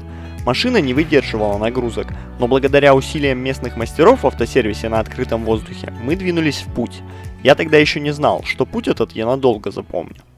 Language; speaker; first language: Russian; native; Russian